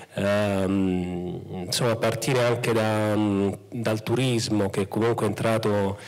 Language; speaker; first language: Italian; native; Italian